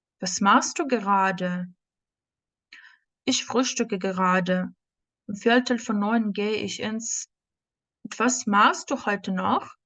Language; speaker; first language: German; non-native, fluent; Ukrainian